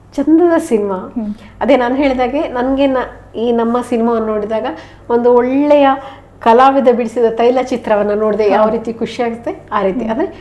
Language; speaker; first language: Kannada; non-native, local second language; Konkani